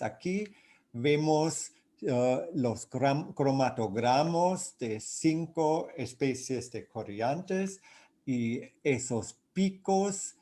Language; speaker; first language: Spanish; non-native, fluent; German